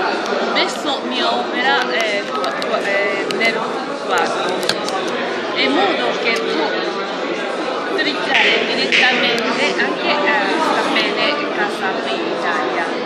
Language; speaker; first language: Italian; non-native, learner; Japanese